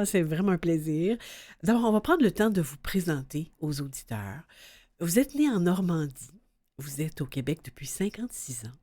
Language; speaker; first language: French; native; French